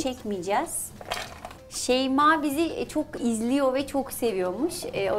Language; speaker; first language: Turkish; native; Turkish